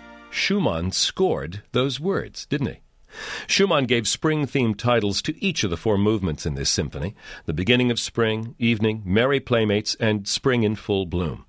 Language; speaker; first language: English; native; English